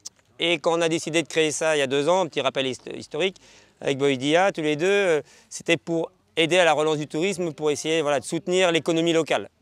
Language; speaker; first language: French; native; French